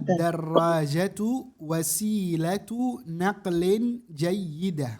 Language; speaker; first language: Arabic; non-native, fluent; Indonesian